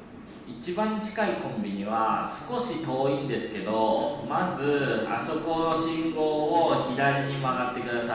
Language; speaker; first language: Japanese; non-native, learner; Indonesian